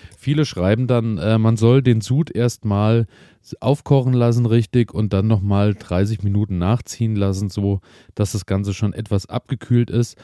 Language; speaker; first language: German; native; German